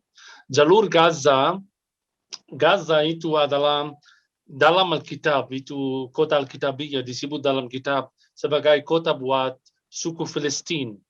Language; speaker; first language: Indonesian; non-native, fluent; Arabic